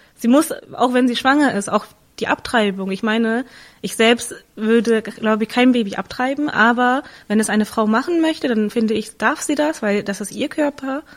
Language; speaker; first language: German; early bilingual, other home language; Tamil